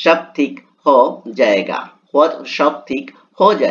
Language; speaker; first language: Hindi; non-native, learner; Bangla